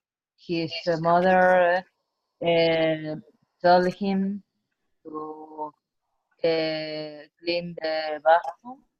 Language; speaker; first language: English; non-native, learner; Spanish